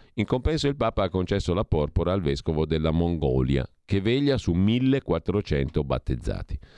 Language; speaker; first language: Italian; native; Italian